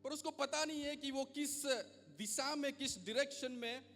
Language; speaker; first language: Hindi; non-native, local second language; Gujarati